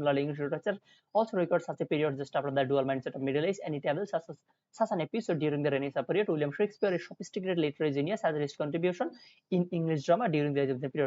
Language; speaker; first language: English; non-native, local second language; Bangla